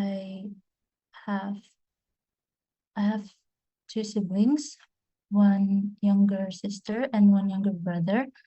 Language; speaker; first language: English; non-native, fluent; Indonesian